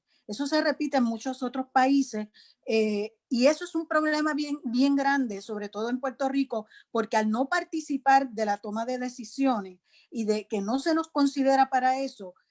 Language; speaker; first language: Spanish; native; Spanish